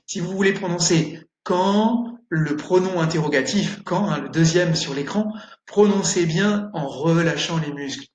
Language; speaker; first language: French; native; French